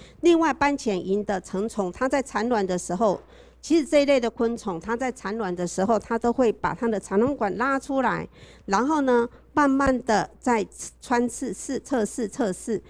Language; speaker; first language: Chinese; native; Chinese